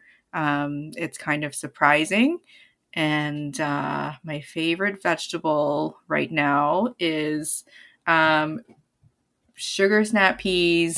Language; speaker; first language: English; non-native, local second language; Cantonese